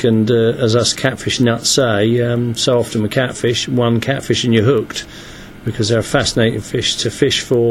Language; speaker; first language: English; native; English